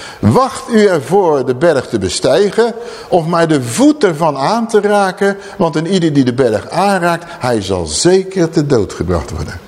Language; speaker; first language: Dutch; native; Dutch